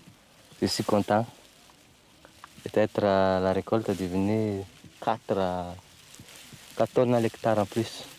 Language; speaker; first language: French; non-native, local second language; Malagasy